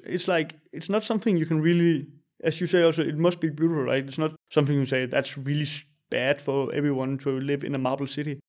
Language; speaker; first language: English; non-native, fluent; Danish